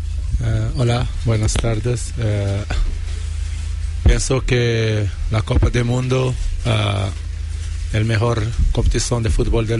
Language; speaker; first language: Spanish; non-native, fluent; Portuguese